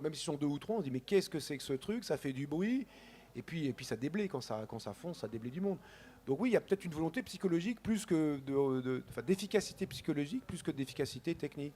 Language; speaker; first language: French; native; French